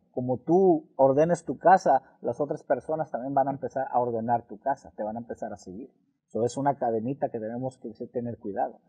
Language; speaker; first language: Spanish; early bilingual, heritage; Spanish